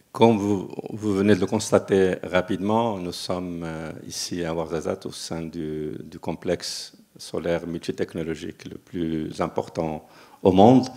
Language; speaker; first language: French; non-native, local second language; Arabic